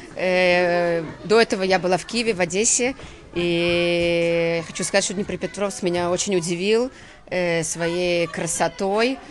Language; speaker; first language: Russian; native; Russian